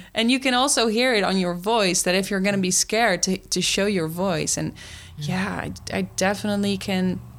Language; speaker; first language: English; non-native, fluent; Dutch